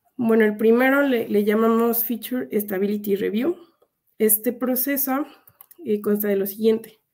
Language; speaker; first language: Spanish; native; Spanish